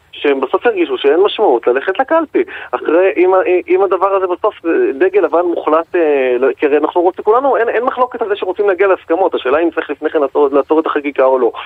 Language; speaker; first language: Hebrew; native; Hebrew